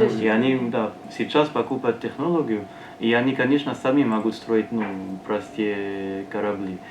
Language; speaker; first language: Russian; non-native, learner; French